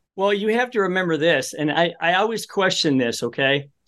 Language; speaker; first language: English; early bilingual, other home language; Polish